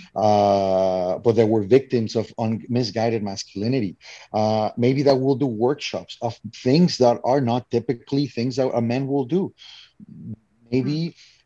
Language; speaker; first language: English; non-native, fluent; Spanish